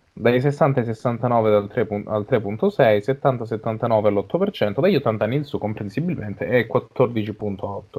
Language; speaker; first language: Italian; native; Italian